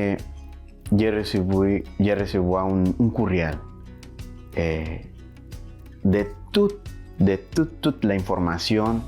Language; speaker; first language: French; non-native, learner; Spanish